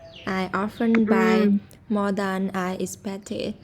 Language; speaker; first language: English; non-native, learner; Vietnamese